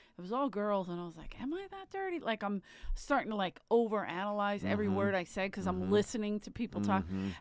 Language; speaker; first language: English; native; English